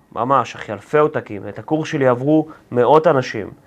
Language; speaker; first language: Hebrew; native; Hebrew